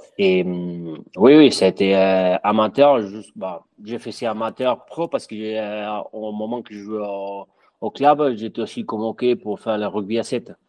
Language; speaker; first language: French; non-native, fluent; Spanish